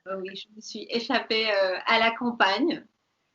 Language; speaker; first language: French; non-native, fluent; Spanish